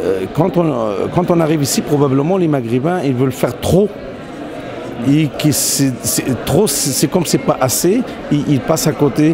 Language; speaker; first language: French; non-native, local second language; Arabic